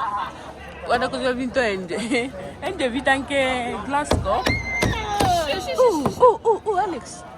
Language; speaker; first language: Italian; non-native, learner; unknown